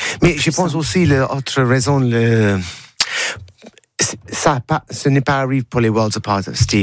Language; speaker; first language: French; non-native, learner; English